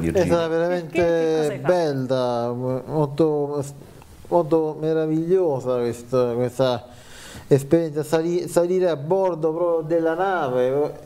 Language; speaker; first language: Italian; native; Italian